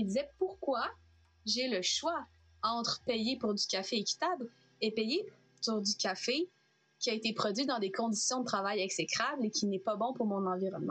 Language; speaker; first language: French; native; French